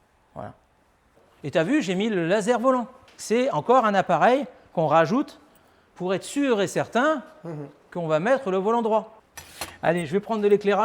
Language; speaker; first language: French; native; French